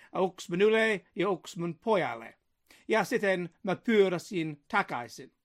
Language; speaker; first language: Finnish; non-native, learner; English